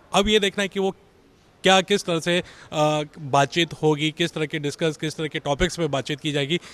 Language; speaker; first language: Hindi; native; Hindi